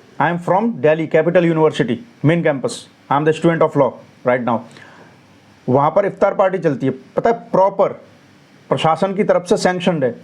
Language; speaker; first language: Hindi; native; Hindi